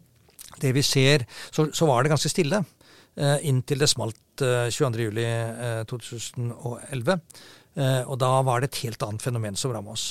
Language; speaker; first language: Norwegian; native; Norwegian